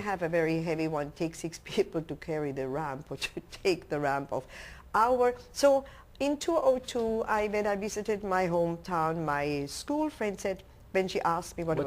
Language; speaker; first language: English; non-native, local second language; German